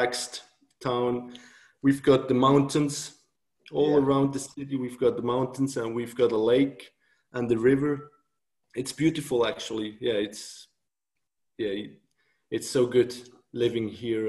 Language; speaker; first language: English; non-native, fluent; Swiss German